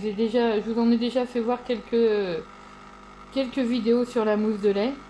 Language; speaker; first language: French; native; French